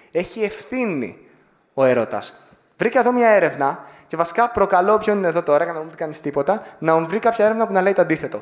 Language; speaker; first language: Greek; native; Greek